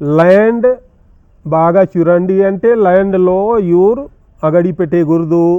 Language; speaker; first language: Telugu; non-native, local second language; Hindi